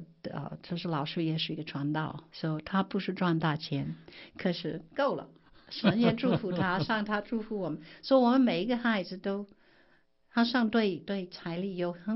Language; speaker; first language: Chinese; non-native, fluent; English